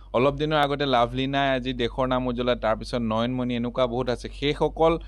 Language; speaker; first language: Assamese; non-native, local second language; Hindi